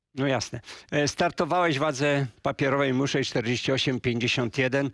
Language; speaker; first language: Polish; native; Polish